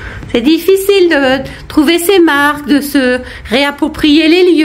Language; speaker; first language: French; native; French